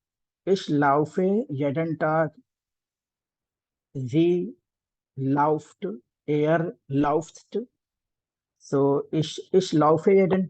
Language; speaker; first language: German; non-native, learner; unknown